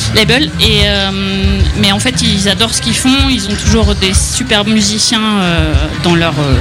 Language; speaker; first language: French; native; French